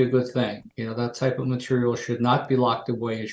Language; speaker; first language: English; native; English